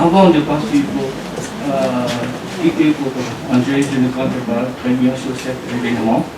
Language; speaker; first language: French; non-native, learner; Vietnamese